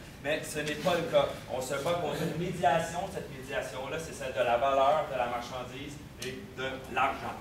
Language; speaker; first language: French; native; French